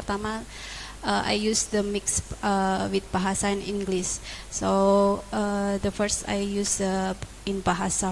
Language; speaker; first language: English; non-native, learner; Indonesian